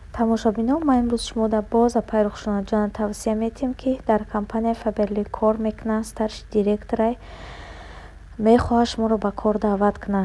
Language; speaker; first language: Tajik; native; Tajik